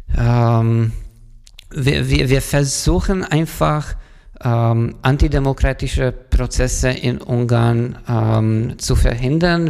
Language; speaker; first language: German; non-native, fluent; Hungarian